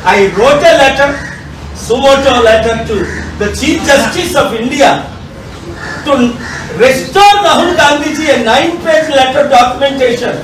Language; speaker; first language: English; non-native, local second language; Telugu